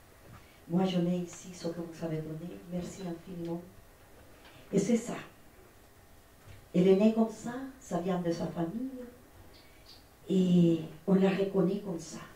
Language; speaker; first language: French; non-native, fluent; Spanish